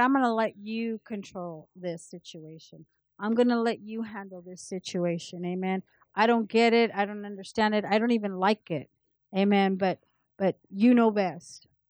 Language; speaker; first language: English; early bilingual, other home language; Spanish